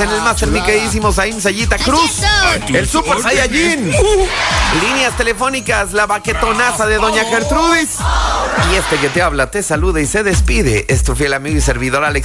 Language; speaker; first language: Spanish; native; Spanish